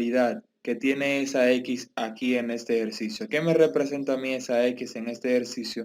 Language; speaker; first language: Spanish; native; Spanish